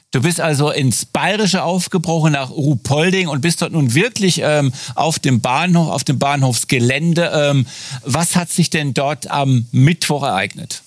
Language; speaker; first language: German; native; German